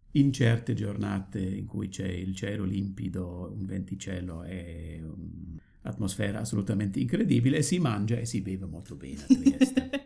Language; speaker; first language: Italian; non-native, fluent; German